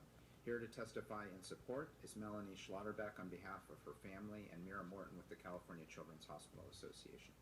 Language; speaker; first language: English; native; English